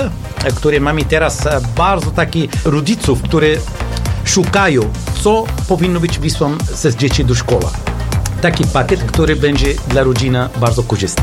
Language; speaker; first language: Polish; non-native, learner; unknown